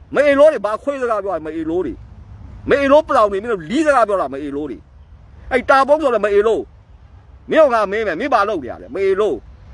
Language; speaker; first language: Burmese; native; Burmese